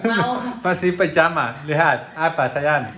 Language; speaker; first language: Indonesian; non-native, learner; Catalan